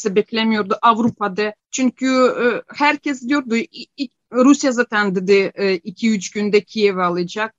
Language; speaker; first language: Turkish; non-native, fluent; Ukrainian